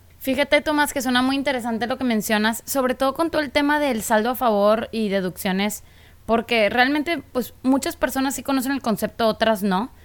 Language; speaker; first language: Spanish; native; Spanish